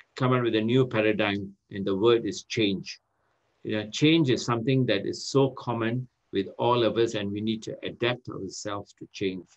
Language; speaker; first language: English; non-native, local second language; Tamil